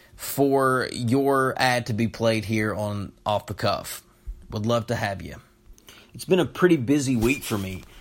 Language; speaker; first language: English; native; English